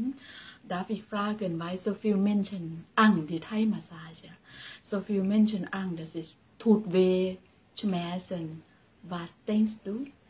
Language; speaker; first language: German; non-native, learner; Thai